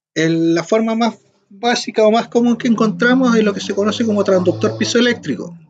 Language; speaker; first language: Spanish; native; Spanish